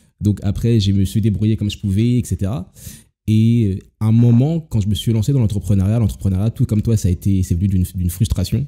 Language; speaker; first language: French; native; French